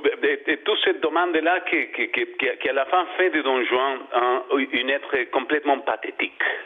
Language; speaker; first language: French; non-native, learner; Spanish